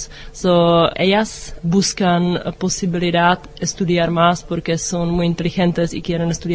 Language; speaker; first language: Spanish; non-native, learner; Czech